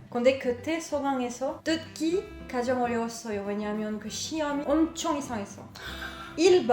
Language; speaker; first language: Korean; non-native, learner; French